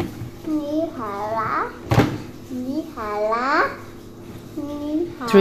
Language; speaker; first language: Chinese; non-native, learner; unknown